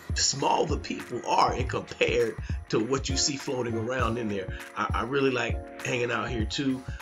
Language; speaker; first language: English; native; English